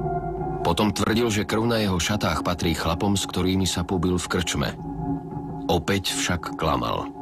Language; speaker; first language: Slovak; native; Slovak